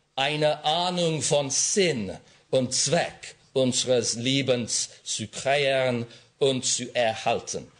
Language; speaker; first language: German; non-native, learner; English